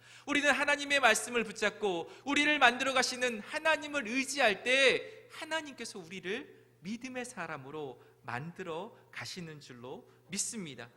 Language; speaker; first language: Korean; native; Korean